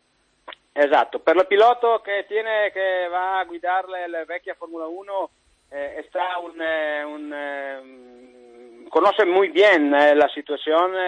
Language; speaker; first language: Spanish; non-native, learner; Italian